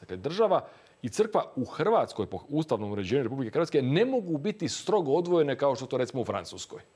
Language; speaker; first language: Croatian; native; Croatian